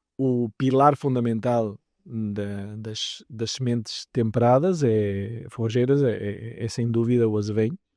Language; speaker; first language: Portuguese; native; Portuguese